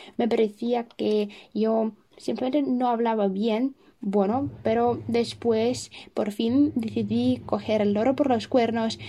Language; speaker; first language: Spanish; non-native, fluent; Russian